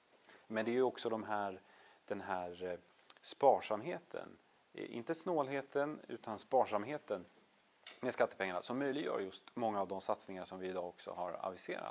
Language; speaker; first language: Swedish; native; Swedish